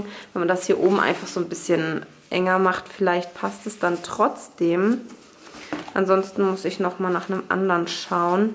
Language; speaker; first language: German; native; German